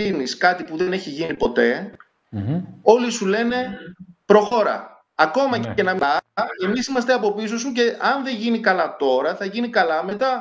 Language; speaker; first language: Greek; native; Greek